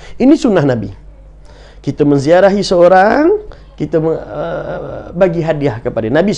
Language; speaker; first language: Malay; native; Malay